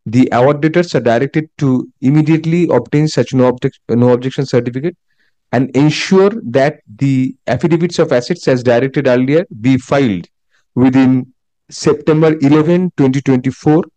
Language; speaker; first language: English; non-native, local second language; Bangla